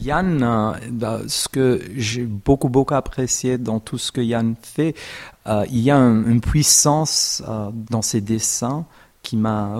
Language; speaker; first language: French; non-native, fluent; Armenian